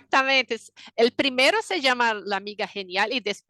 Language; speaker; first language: Spanish; non-native, fluent; Portuguese